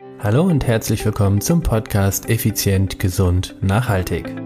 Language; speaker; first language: German; native; German